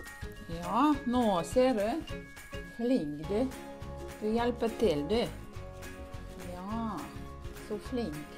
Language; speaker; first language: Norwegian; non-native, learner; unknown